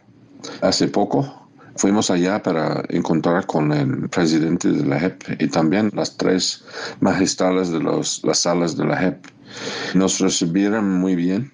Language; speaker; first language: Spanish; non-native, fluent; English